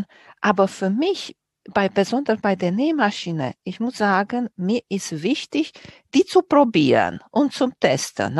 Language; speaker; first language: German; non-native, fluent; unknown